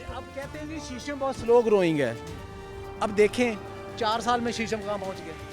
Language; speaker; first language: Urdu; non-native, local second language; Punjabi